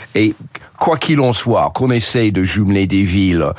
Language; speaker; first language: French; non-native, fluent; English